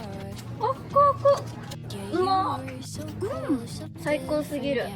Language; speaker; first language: Japanese; native; Japanese